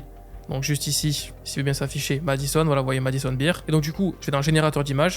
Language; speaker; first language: French; native; French